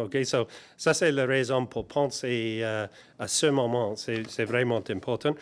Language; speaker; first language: French; non-native, learner; English